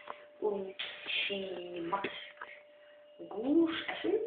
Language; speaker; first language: German; non-native, learner; Dutch